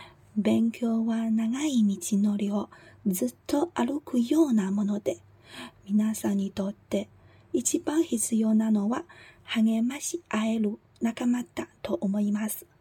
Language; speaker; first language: Japanese; non-native, fluent; Chinese